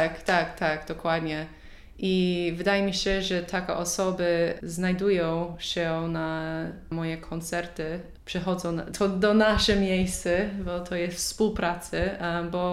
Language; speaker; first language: Polish; non-native, learner; English